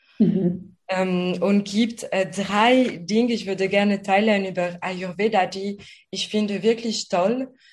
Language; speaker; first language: German; non-native, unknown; French